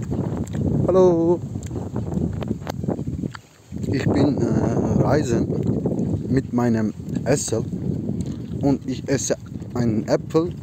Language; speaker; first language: German; non-native, learner; Turkish